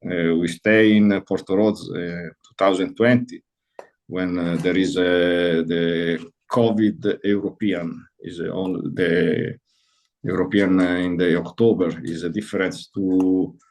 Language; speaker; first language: English; non-native, learner; Italian